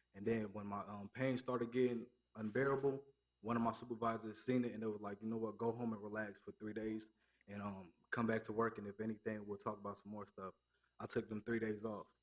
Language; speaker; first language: English; native; English